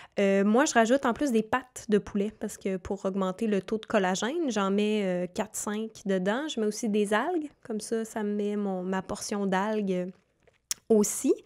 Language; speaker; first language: French; native; French